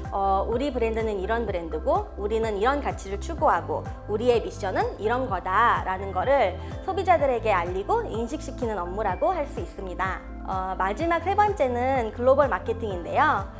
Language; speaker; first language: Korean; early bilingual, heritage; Korean